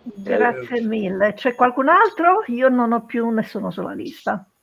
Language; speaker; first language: Italian; early bilingual, other home language; Romanian